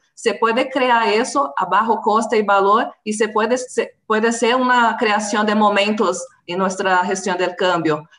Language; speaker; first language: Spanish; non-native, fluent; Portuguese